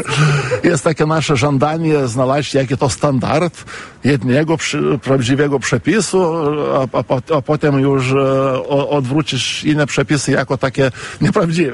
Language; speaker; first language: Polish; non-native, fluent; Lithuanian